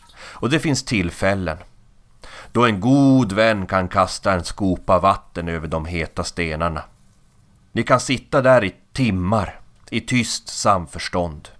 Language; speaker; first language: Swedish; native; Swedish